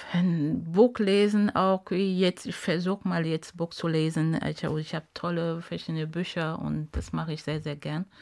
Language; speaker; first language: German; non-native, fluent; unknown